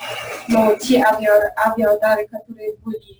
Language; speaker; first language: Russian; non-native, fluent; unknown